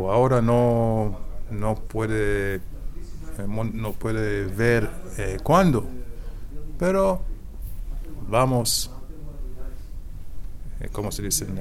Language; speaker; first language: Spanish; non-native, learner; Hebrew